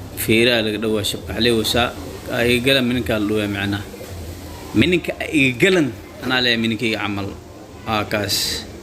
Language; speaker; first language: Somali; native; Somali